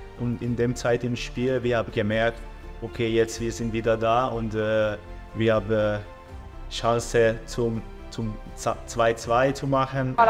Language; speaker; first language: German; non-native, learner; Hungarian